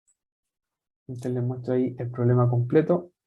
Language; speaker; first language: Spanish; native; Spanish